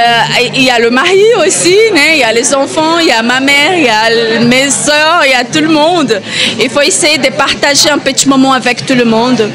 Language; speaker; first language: French; non-native, fluent; Portuguese